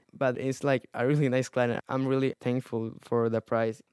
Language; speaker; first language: English; non-native, fluent; Spanish